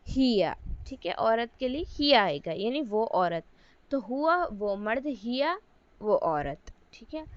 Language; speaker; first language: Urdu; native; Urdu